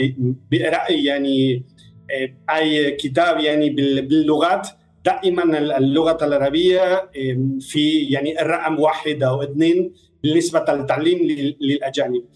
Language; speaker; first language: Arabic; non-native, fluent; Spanish